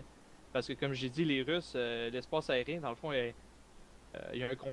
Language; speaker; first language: French; native; French